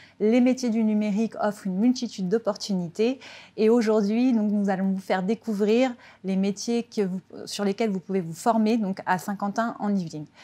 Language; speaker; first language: French; native; French